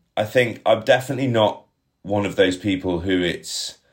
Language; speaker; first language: English; native; English